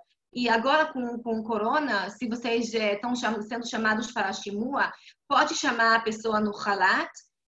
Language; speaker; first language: Portuguese; non-native, fluent; Hebrew